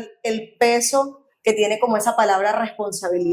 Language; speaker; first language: Spanish; native; Spanish